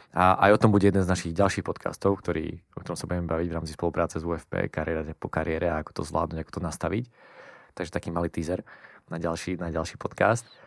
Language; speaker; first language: Slovak; native; Slovak